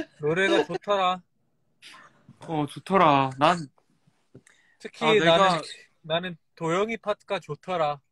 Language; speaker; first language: Korean; early bilingual, heritage; Korean